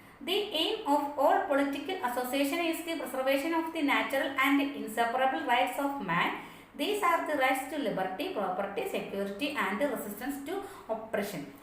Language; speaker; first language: English; non-native, local second language; Malayalam